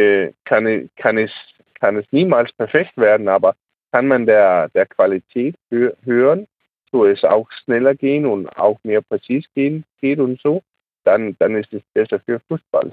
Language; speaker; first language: German; non-native, learner; Danish